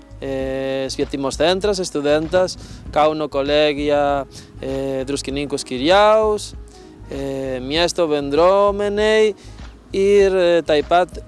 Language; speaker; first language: Lithuanian; non-native, learner; Spanish